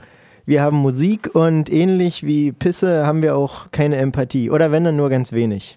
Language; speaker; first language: German; native; German